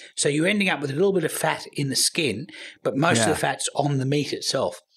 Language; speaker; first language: English; native; English